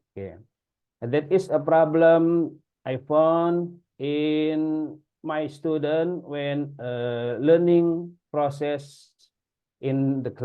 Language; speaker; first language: English; non-native, learner; Indonesian